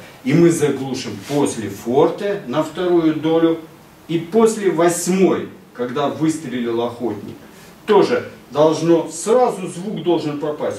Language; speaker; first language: Russian; native; Russian